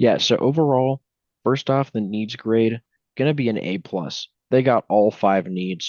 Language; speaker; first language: English; native; English